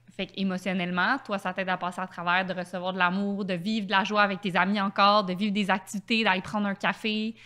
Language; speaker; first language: French; native; French